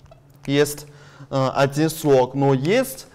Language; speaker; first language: Russian; non-native, learner; Chinese